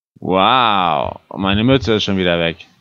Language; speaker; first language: German; native; German